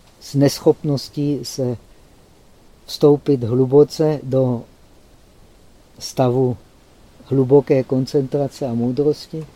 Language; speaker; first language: Czech; native; Czech